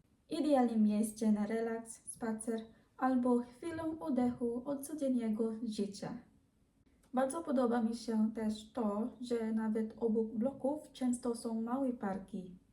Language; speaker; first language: Polish; non-native, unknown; Hiligaynon